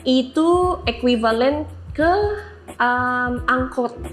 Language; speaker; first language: Indonesian; non-native, learner; Filipino